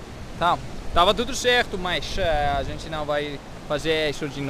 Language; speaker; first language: Portuguese; non-native, learner; Greek